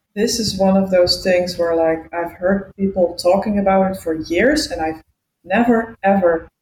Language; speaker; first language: English; non-native, fluent; Dutch